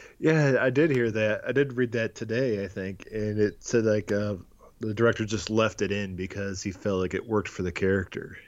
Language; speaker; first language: English; native; English